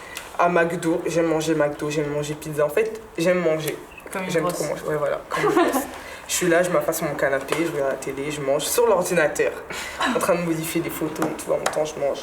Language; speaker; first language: French; native; French